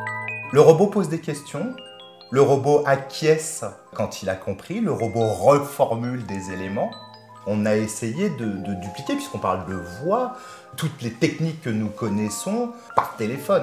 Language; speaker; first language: French; native; French